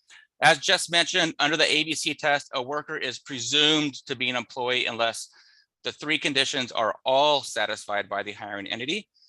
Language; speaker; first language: English; native; English